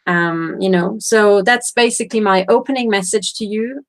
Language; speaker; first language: English; non-native, fluent; Romanian